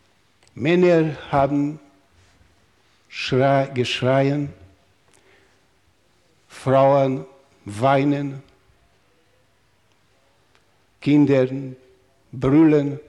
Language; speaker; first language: German; non-native, fluent; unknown